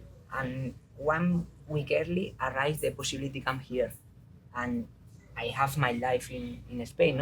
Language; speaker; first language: English; non-native, learner; Spanish